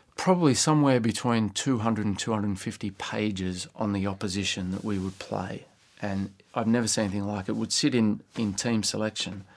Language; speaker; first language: English; native; English